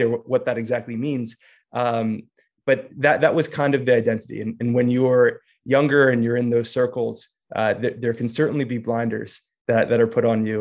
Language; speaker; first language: English; native; English